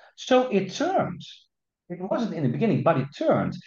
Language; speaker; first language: English; non-native, fluent; Dutch